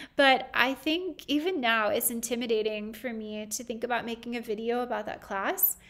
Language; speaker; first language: English; native; English